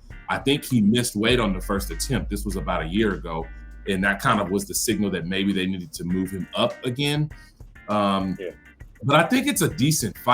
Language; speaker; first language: English; native; English